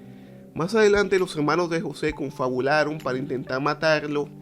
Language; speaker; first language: Spanish; native; Spanish